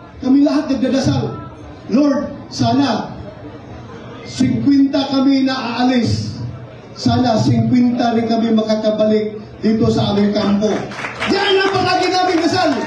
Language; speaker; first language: Filipino; non-native, local second language; Cebuano